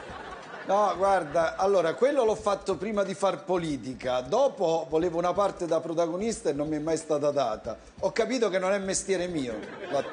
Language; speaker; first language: Italian; native; Italian